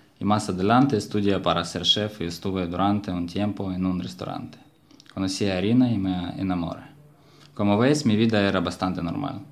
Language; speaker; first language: Spanish; non-native, fluent; Ukrainian